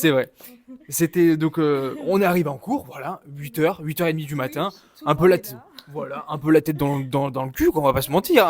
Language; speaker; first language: French; native; French